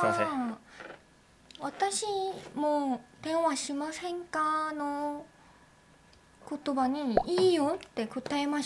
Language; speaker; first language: Japanese; non-native, learner; Korean